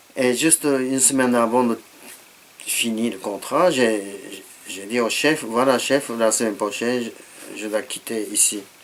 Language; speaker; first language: French; non-native, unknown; Japanese